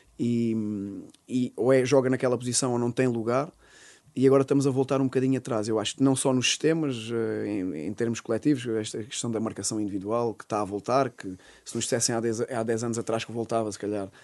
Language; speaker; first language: Portuguese; native; Portuguese